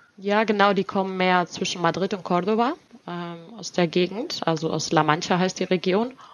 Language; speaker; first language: German; native; German